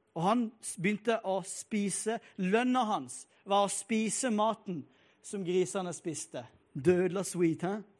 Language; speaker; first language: Norwegian; native; Norwegian